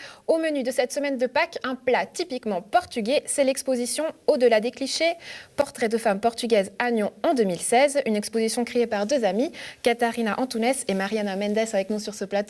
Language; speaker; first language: French; native; French